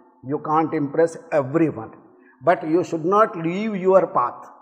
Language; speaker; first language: English; non-native, local second language; Telugu